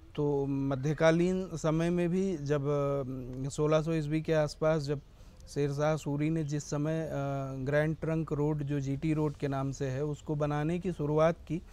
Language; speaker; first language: Hindi; native; Hindi